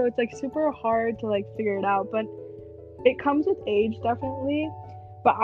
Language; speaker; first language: English; native; English